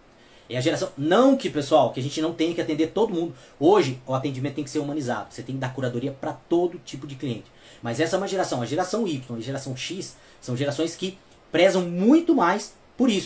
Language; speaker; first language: Portuguese; native; Portuguese